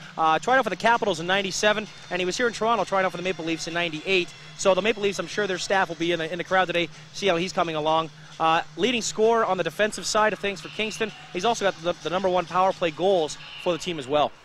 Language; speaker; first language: English; native; English